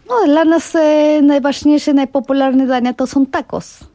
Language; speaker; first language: Polish; non-native, fluent; Spanish